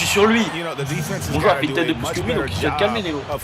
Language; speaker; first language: French; native; French